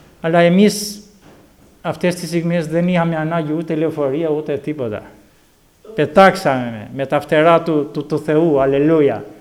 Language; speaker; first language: Greek; non-native, fluent; Albanian